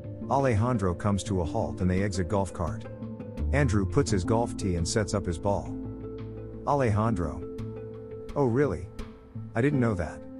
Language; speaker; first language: English; early bilingual, other home language; Spanish